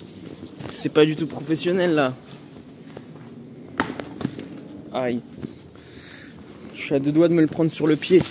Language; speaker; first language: French; native; French